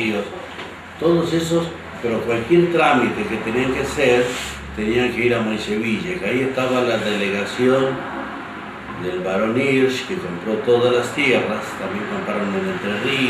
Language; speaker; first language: Spanish; native; Spanish